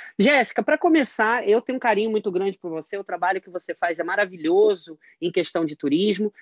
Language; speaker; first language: Portuguese; native; Portuguese